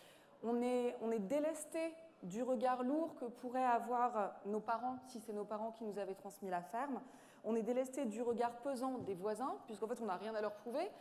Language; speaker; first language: French; native; French